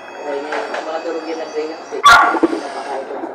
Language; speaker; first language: Filipino; native; Filipino